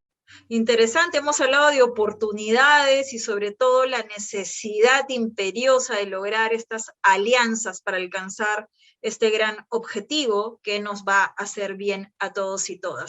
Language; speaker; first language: Spanish; native; Spanish